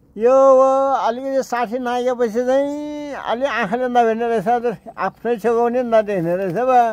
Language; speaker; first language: Nepali; non-native, local second language; Gurung